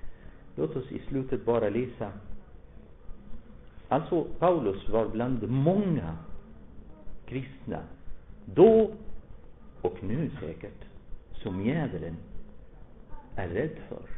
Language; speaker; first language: Swedish; non-native, fluent; Arabic